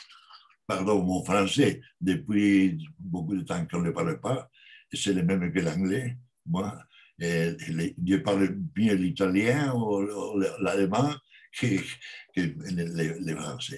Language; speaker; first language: French; non-native, learner; Spanish